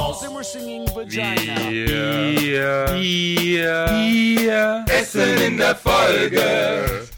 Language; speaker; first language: German; native; German